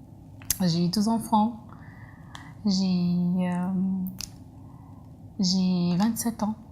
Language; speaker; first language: French; non-native, learner; Arabic